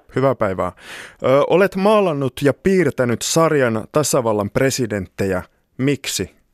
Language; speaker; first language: Finnish; native; Finnish